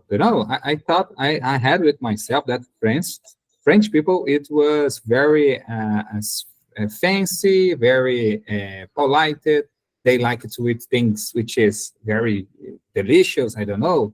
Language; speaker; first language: English; non-native, learner; Portuguese